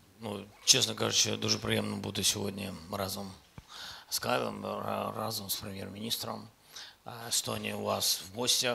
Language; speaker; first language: Ukrainian; non-native, local second language; Russian